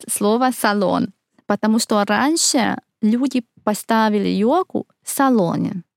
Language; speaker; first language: Russian; non-native, fluent; Hungarian